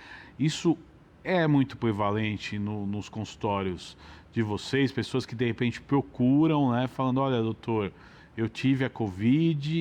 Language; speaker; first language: Portuguese; native; Portuguese